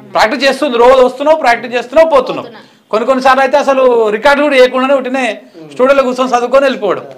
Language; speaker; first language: Telugu; native; Telugu